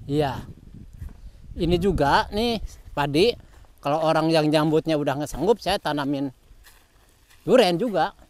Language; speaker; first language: Indonesian; non-native, local second language; Javanese